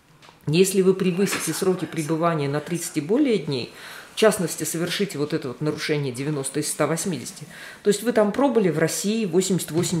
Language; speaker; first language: Russian; native; Russian